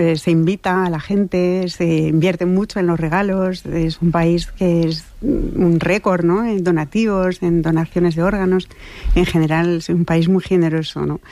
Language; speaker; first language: Spanish; non-native, fluent; French